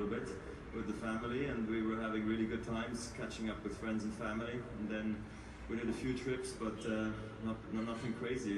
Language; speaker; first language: English; non-native, fluent; German